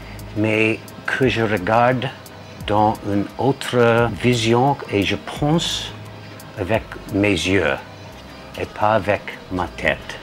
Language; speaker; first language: French; non-native, fluent; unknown